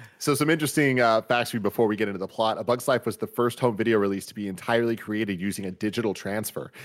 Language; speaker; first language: English; native; English